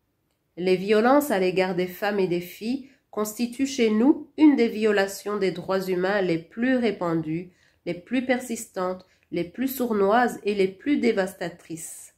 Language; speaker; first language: French; non-native, local second language; Rundi